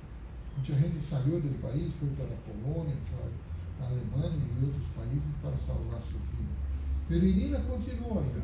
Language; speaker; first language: Spanish; non-native, fluent; Portuguese